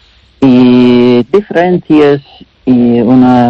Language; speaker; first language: Spanish; non-native, learner; English